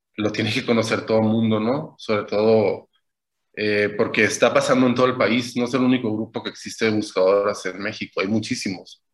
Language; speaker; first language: Spanish; native; Spanish